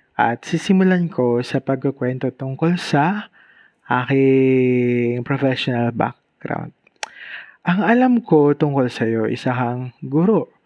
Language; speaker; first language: Filipino; non-native, local second language; Bikol